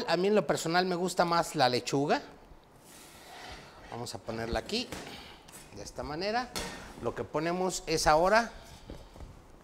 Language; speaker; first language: Spanish; native; Spanish